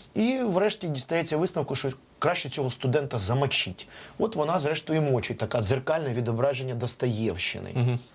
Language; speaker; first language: Ukrainian; non-native, local second language; Russian